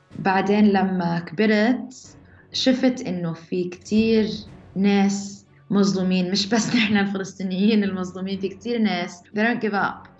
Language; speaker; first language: Arabic; early bilingual, heritage; Arabic